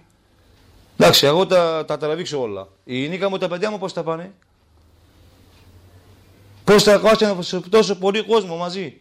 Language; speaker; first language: Greek; non-native, learner; Kurdish